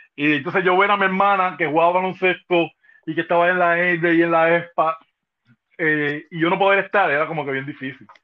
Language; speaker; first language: Spanish; native; Spanish